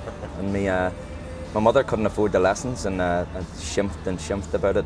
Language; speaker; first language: English; native; English